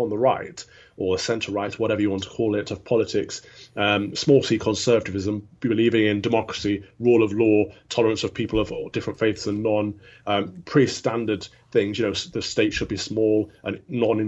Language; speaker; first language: English; native; English